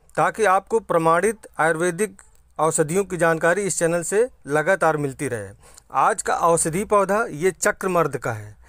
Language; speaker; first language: Hindi; native; Hindi